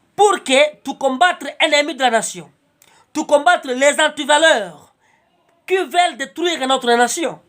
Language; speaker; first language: French; non-native, local second language; Swahili